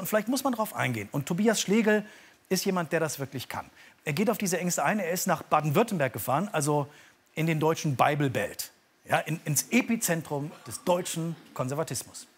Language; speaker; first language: German; native; German